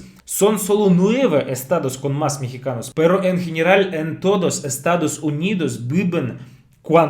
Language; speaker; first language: Spanish; non-native, fluent; Russian